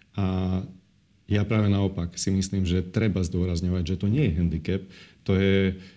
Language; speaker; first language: Slovak; non-native, local second language; Hungarian